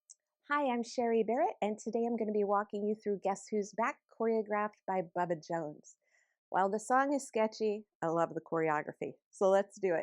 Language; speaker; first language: English; native; English